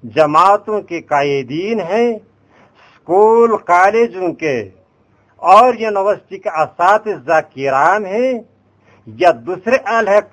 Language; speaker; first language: Urdu; non-native, local second language; Pashto